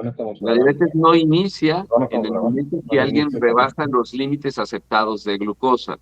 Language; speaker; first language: Spanish; native; Spanish